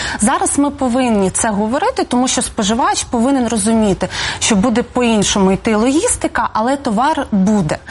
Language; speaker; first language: Ukrainian; native; Ukrainian